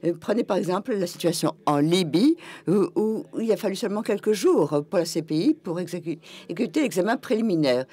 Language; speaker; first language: French; non-native, fluent; German